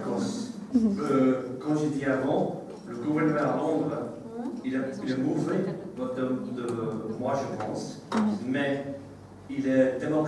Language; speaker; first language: French; non-native, learner; English